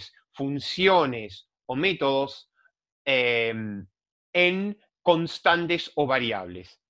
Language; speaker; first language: Spanish; native; Spanish